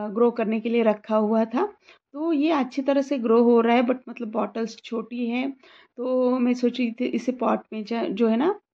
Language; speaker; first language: Hindi; non-native, local second language; Marathi